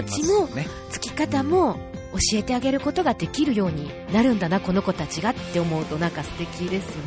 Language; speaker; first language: Japanese; native; Japanese